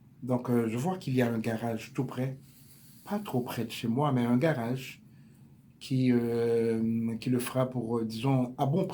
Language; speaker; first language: French; native; French